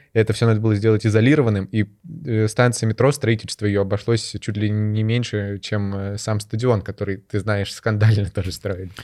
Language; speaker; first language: Russian; native; Russian